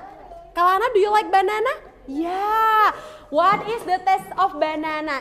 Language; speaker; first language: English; non-native, learner; Indonesian